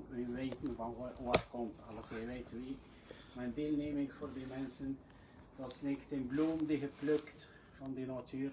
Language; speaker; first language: Dutch; non-native, learner; Arabic